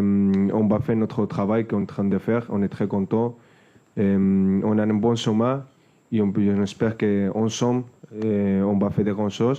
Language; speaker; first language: French; non-native, fluent; Spanish